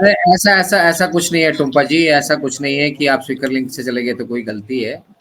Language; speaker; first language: Hindi; native; Hindi